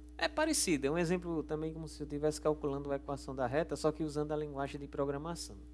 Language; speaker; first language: Portuguese; native; Portuguese